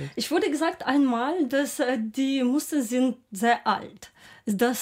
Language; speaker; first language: German; non-native, learner; Ukrainian